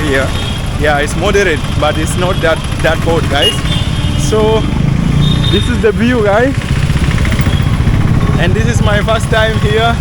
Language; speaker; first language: English; non-native, fluent; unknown